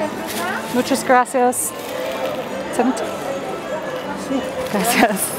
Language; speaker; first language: Spanish; non-native, learner; English